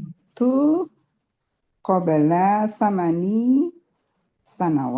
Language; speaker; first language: Arabic; non-native, learner; Indonesian